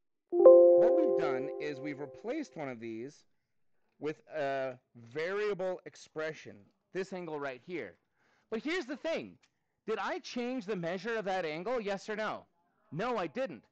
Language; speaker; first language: English; native; English